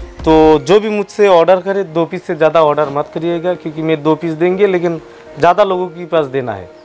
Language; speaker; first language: Hindi; non-native, local second language; Bangla